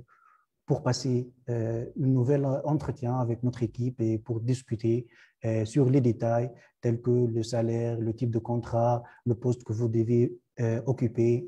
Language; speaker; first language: French; non-native, local second language; Arabic